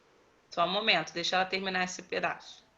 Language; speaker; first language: Portuguese; native; Portuguese